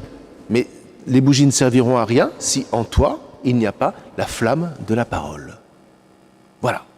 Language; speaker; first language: French; native; French